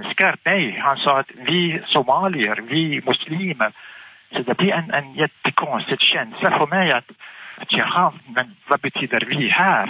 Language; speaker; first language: Swedish; non-native, learner; Arabic